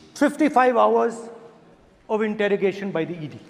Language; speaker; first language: English; non-native, local second language; Hindi